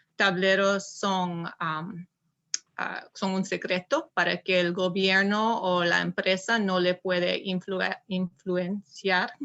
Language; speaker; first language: Spanish; non-native, learner; English